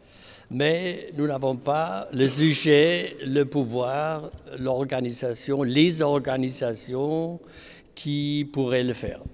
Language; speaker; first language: French; non-native, fluent; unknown